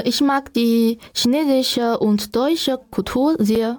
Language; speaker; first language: German; non-native, learner; Chinese